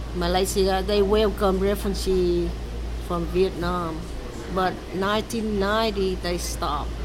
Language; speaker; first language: English; non-native, learner; Vietnamese